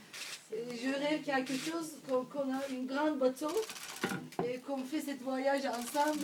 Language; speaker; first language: French; non-native, fluent; Turkish